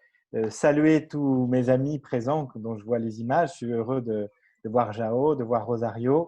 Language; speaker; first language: French; native; French